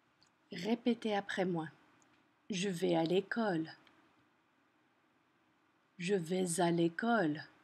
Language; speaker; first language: French; non-native, fluent; English